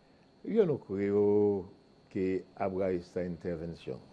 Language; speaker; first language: Spanish; non-native, fluent; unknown